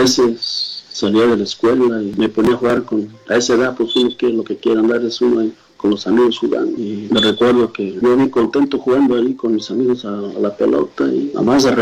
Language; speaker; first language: Spanish; native; Spanish